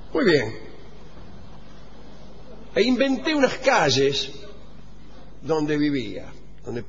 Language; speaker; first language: Spanish; native; Spanish